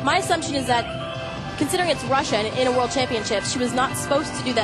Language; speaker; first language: English; native; English